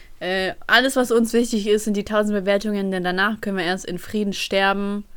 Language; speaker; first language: German; early bilingual, other home language; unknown